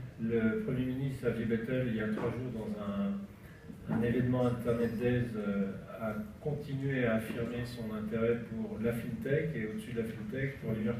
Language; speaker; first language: French; native; French